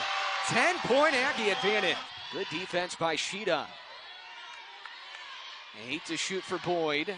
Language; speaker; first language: English; native; English